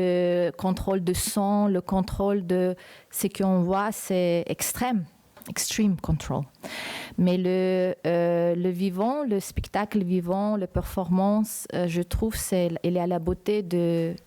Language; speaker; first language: French; non-native, fluent; Uzbek